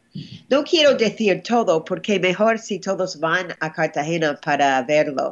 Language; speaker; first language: Spanish; non-native, fluent; English